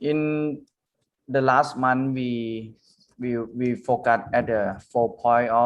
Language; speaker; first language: English; non-native, learner; Thai